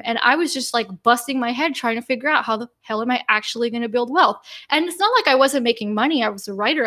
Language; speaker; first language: English; native; English